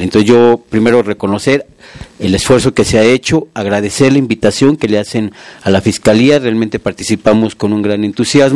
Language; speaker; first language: Spanish; native; Spanish